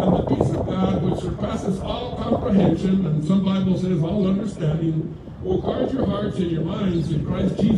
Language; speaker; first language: English; early bilingual, other home language; Spanish